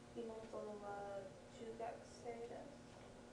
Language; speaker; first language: Japanese; non-native, learner; English